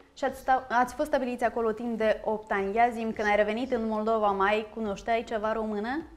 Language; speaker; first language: Romanian; native; Romanian